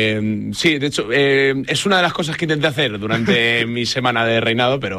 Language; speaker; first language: Spanish; native; Spanish